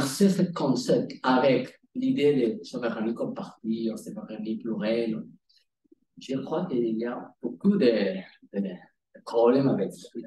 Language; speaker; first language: French; non-native, learner; Spanish